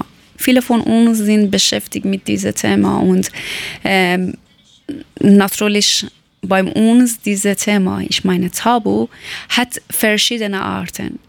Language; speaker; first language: German; non-native, learner; Persian